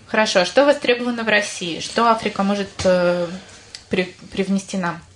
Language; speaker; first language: Russian; native; Russian